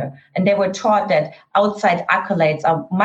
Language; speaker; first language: English; non-native, fluent; German